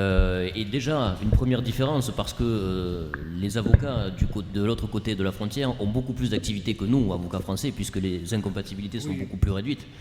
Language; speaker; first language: French; native; French